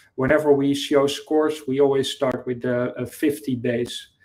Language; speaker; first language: English; non-native, fluent; Dutch